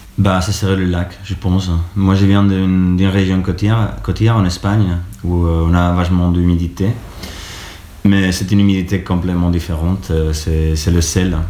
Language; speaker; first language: French; non-native, fluent; Spanish